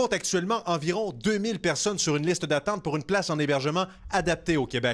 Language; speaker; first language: French; native; French